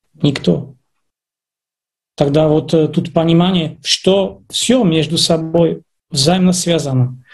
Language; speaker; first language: Russian; non-native, fluent; Czech